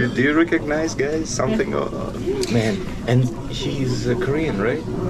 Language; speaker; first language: English; non-native, fluent; Russian